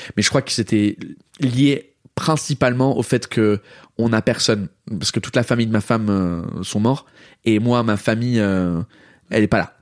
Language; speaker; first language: French; early bilingual, heritage; English